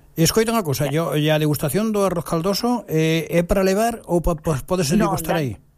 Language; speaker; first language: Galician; early bilingual, heritage; Galician